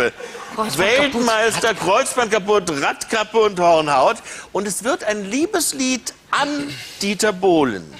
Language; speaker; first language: German; native; German